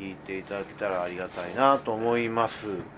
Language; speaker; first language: Japanese; native; Japanese